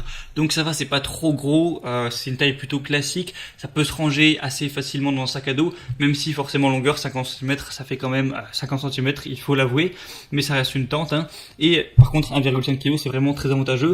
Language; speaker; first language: French; native; French